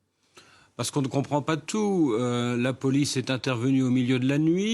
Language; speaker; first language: French; native; French